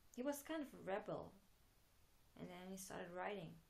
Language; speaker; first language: English; non-native, fluent; German